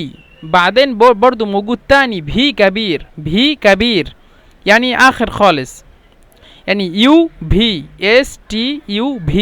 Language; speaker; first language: Arabic; non-native, fluent; Bangla